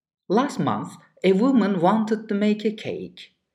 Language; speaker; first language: English; non-native, fluent; Turkish